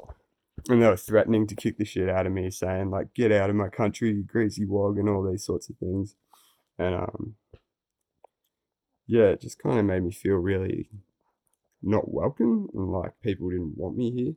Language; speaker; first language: English; native; English